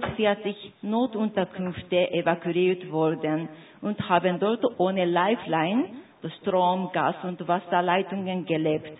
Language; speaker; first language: German; non-native, fluent; Japanese